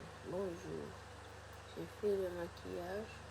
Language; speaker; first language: French; non-native, fluent; Japanese